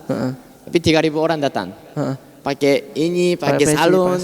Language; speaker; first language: Indonesian; non-native, fluent; Japanese